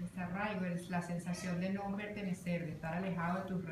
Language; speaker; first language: Spanish; native; Spanish